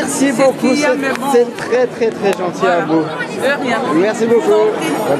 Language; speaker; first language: French; native; French